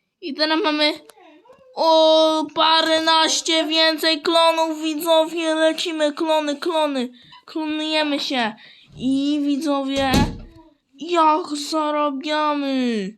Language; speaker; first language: Polish; native; Polish